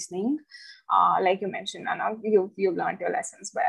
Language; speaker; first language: English; non-native, local second language; Hindi